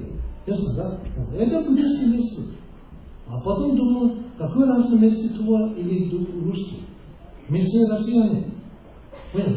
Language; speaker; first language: Russian; non-native, learner; Tibetan